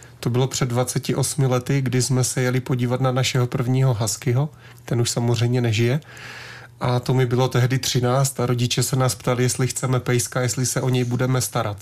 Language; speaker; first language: Czech; native; Czech